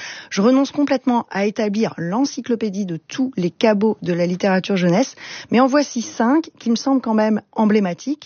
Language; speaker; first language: French; native; French